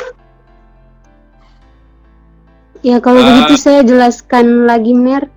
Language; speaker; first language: Indonesian; native; Indonesian